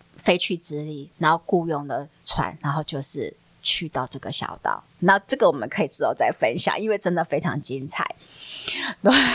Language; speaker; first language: Chinese; native; Chinese